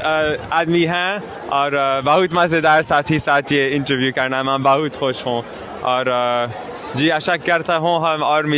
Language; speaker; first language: Hindi; non-native, learner; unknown